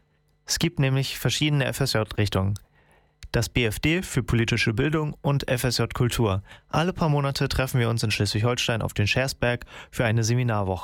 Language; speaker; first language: German; native; German